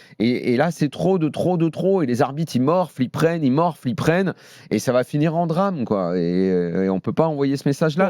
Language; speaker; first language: French; native; French